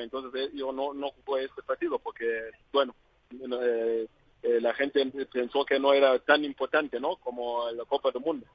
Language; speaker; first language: Spanish; non-native, learner; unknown